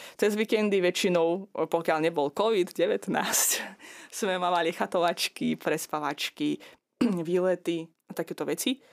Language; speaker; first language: Slovak; non-native, fluent; Azerbaijani